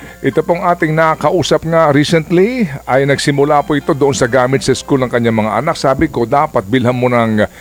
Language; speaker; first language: Filipino; non-native, local second language; Waray